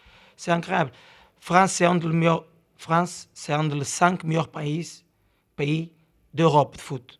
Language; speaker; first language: French; non-native, learner; Portuguese